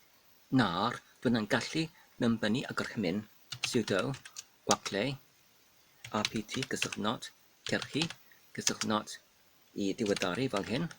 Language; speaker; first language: Welsh; non-native, learner; Polish